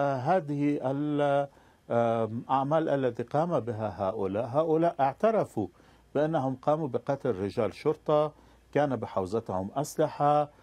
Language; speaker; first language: Arabic; non-native, fluent; Persian